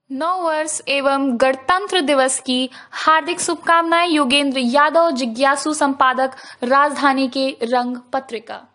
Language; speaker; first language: Hindi; native; Hindi